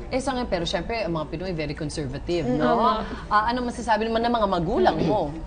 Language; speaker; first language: Filipino; native; Filipino